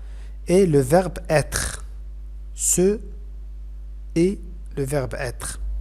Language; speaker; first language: French; non-native, fluent; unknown